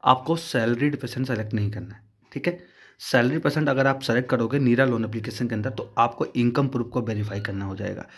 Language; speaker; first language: Hindi; native; Hindi